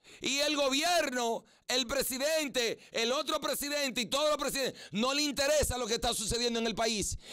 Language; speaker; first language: Spanish; native; Spanish